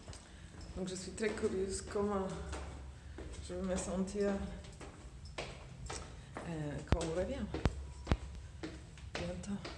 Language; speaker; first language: French; non-native, fluent; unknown